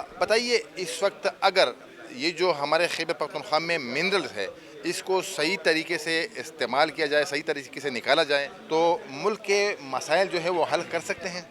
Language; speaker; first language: Urdu; non-native, local second language; Pashto